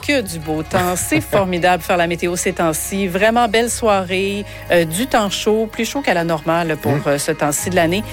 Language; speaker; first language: French; native; French